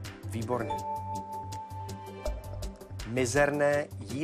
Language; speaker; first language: Czech; native; Czech